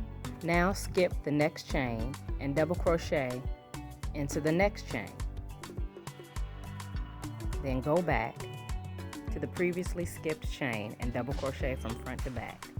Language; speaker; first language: English; native; English